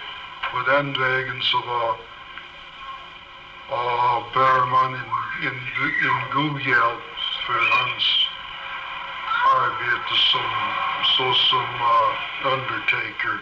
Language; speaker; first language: Swedish; early bilingual, heritage; Swedish